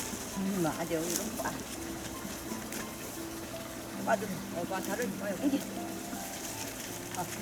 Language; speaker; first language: Chinese; native; Chinese